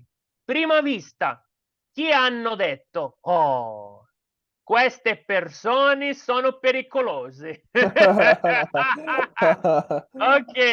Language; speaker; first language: Italian; non-native, learner; Portuguese